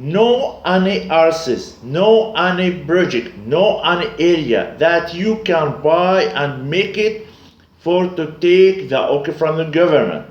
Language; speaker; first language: English; non-native, learner; Arabic